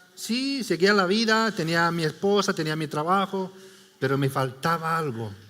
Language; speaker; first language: Spanish; non-native, fluent; Romanian